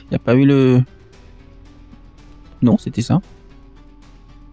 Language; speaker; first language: French; native; French